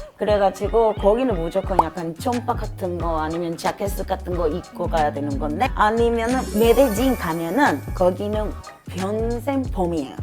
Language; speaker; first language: Korean; non-native, fluent; Spanish